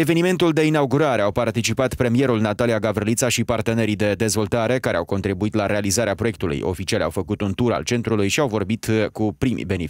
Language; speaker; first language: Romanian; native; Romanian